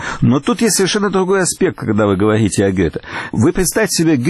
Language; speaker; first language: Russian; native; Russian